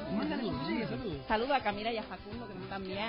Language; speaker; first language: Spanish; native; Spanish